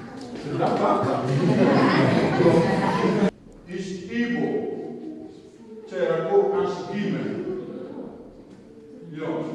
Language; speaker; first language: Lithuanian; non-native, learner; Igbo